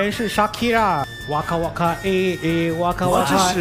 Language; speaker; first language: Chinese; non-native, fluent; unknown